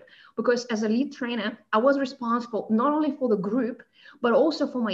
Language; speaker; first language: English; non-native, fluent; Russian